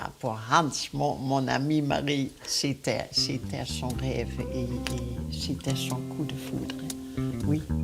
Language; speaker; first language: French; non-native, learner; Dutch